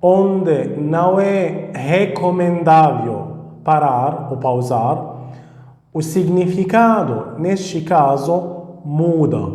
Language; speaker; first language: Portuguese; non-native, fluent; Arabic